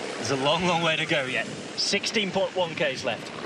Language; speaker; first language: English; native; English